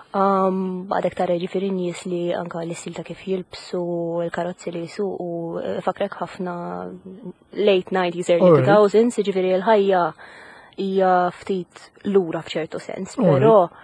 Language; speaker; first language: Maltese; non-native, fluent; Ukrainian